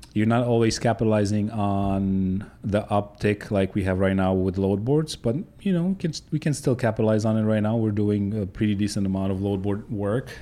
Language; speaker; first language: English; non-native, fluent; Polish